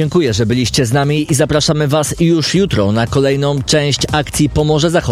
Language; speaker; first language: Polish; native; Polish